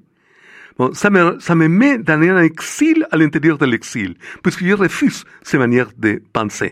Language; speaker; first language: French; non-native, fluent; Spanish